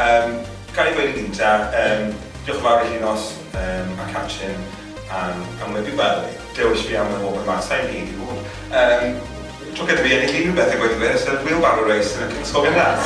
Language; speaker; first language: Welsh; non-native, fluent; English